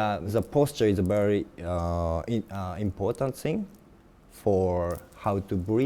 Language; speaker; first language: English; non-native, learner; Japanese